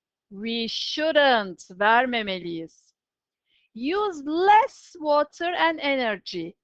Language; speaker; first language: English; non-native, fluent; Turkish